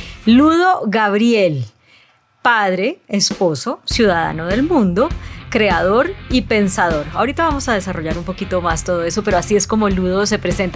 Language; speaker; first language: Spanish; native; Spanish